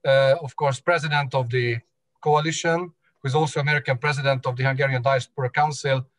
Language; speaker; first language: English; non-native, fluent; Hungarian